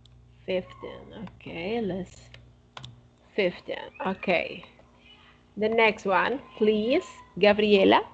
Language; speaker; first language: English; non-native, fluent; Spanish